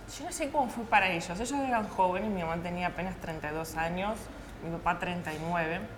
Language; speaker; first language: Spanish; early bilingual, other home language; Russian